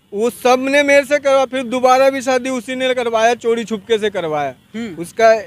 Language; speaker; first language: Hindi; native; Hindi